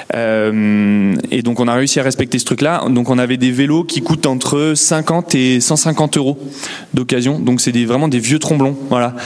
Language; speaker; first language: French; native; French